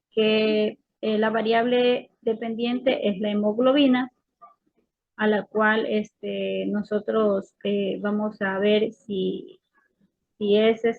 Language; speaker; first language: Spanish; native; Spanish